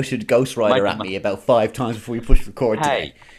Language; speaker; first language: English; native; English